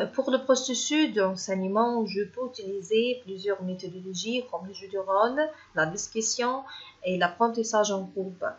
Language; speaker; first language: French; non-native, fluent; Arabic